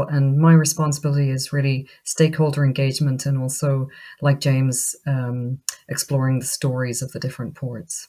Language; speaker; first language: English; native; English